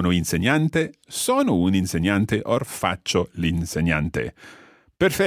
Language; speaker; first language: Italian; non-native, fluent; English